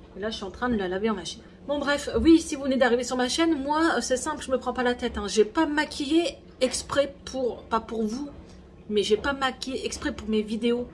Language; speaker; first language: French; native; French